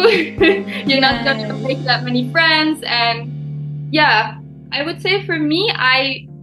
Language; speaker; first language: English; early bilingual, heritage; Turkish